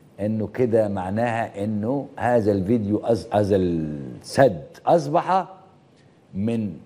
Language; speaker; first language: Arabic; native; Arabic